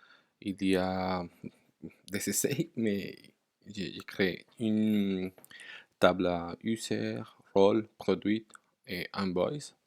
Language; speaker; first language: French; non-native, fluent; Spanish